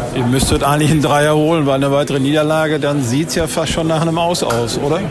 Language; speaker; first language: German; native; German